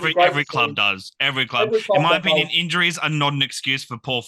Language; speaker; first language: English; native; English